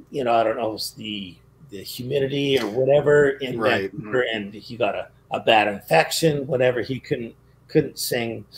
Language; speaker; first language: English; native; English